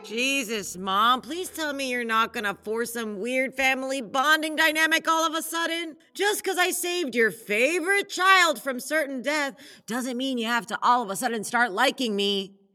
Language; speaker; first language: English; early bilingual, other home language; Spanish